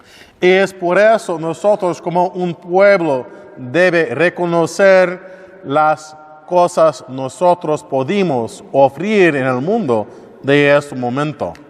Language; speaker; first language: Spanish; non-native, learner; English